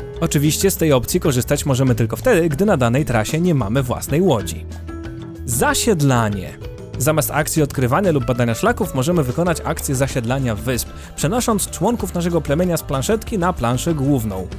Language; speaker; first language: Polish; native; Polish